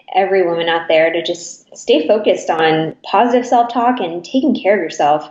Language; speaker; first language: English; native; English